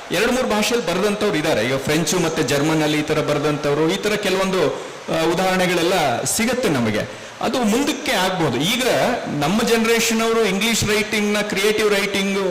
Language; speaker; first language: Kannada; non-native, local second language; Telugu